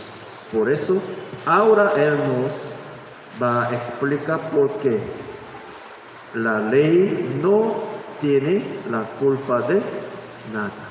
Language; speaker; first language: Spanish; non-native, learner; Korean